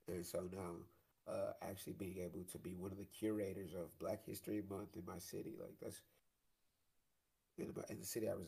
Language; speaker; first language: English; native; English